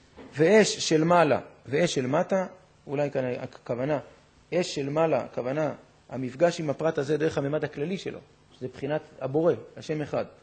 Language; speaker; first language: Hebrew; native; Hebrew